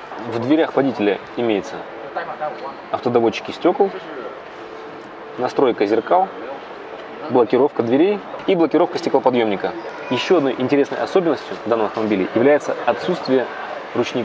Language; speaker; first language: Russian; native; Russian